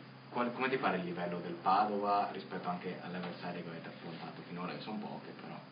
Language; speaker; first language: Italian; native; Italian